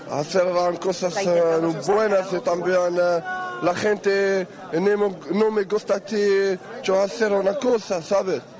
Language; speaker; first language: Spanish; non-native, learner; Arabic